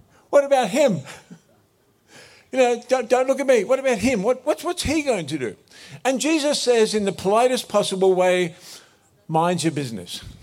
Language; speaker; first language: English; native; English